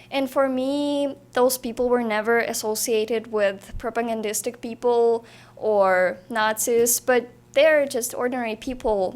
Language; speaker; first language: English; non-native, fluent; Ukrainian